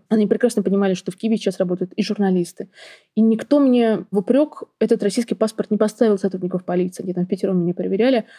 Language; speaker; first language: Russian; native; Russian